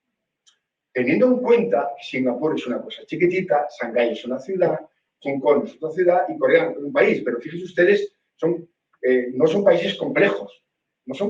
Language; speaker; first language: Spanish; native; Spanish